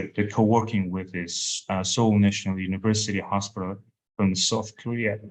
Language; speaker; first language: English; non-native, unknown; Mongolian